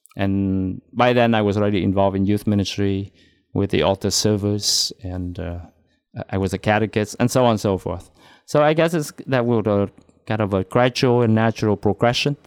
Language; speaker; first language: English; non-native, fluent; Vietnamese